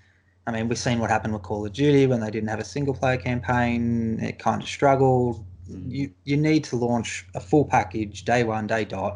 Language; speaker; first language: English; native; English